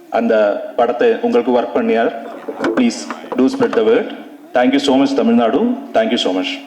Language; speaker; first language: Tamil; non-native, learner; Malayalam